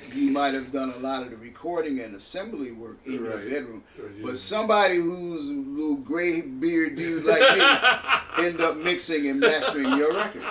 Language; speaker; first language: English; native; English